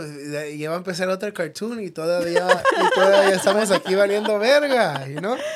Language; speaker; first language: Spanish; native; Spanish